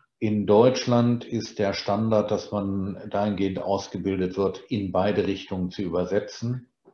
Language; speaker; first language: German; native; German